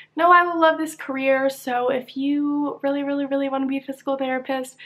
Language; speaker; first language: English; native; English